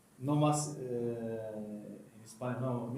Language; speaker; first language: Spanish; non-native, learner; Arabic